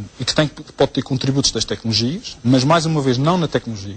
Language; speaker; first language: Portuguese; native; Portuguese